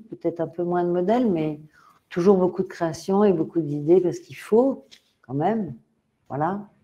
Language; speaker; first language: French; native; French